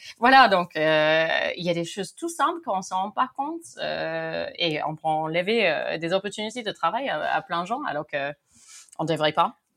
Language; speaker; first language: French; non-native, fluent; English